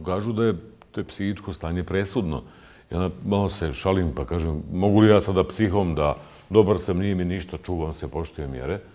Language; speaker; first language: Serbian; native; Serbian